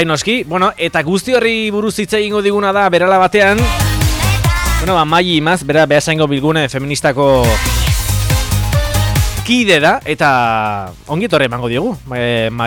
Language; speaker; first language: Basque; native; Basque